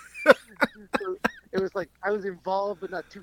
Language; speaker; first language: English; native; English